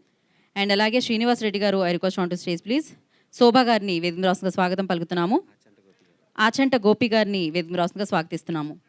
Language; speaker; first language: Telugu; native; Telugu